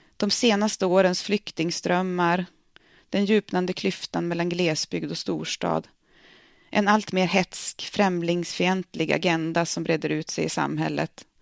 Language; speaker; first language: Swedish; native; Swedish